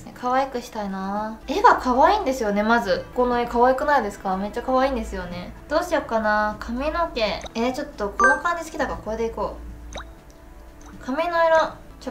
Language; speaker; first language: Japanese; native; Japanese